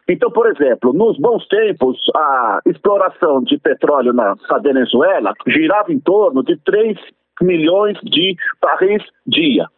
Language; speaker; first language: Portuguese; native; Portuguese